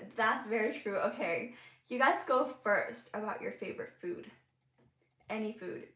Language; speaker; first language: English; non-native, local second language; Cantonese